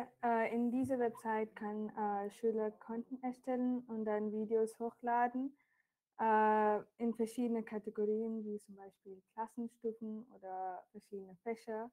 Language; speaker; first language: German; non-native, fluent; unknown